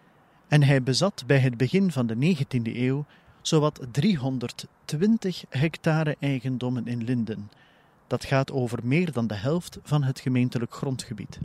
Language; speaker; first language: Dutch; native; Dutch